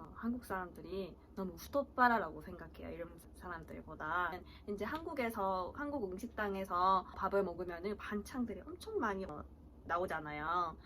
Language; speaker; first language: Korean; early bilingual, heritage; Korean